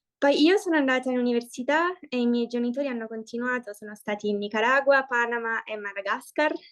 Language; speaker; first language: Italian; early bilingual, heritage; Italian